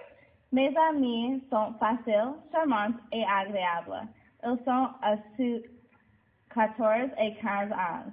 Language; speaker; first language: French; non-native, learner; English